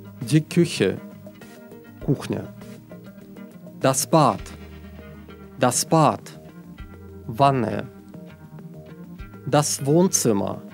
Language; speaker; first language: German; non-native, fluent; Russian